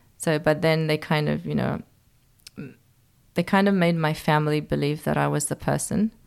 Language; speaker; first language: English; early bilingual, other home language; Persian